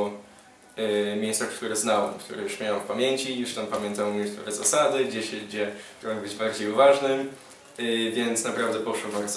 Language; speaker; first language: Polish; early bilingual, heritage; Polish